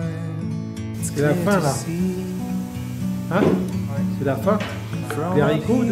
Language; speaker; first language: French; native; French